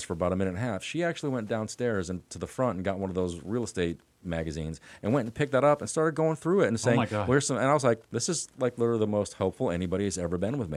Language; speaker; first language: English; native; English